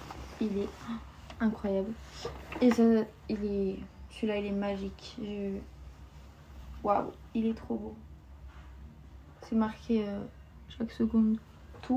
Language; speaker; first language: French; native; French